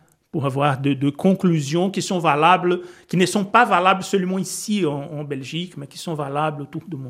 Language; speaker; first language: French; non-native, fluent; Portuguese